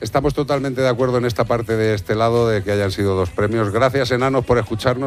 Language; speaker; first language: Spanish; native; Spanish